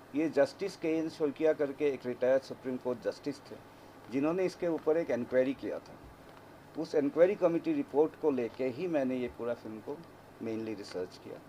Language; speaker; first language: Hindi; non-native, local second language; Assamese